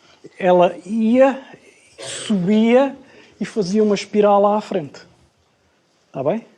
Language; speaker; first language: Portuguese; native; Portuguese